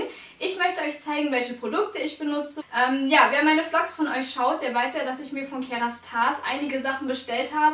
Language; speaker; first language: German; native; German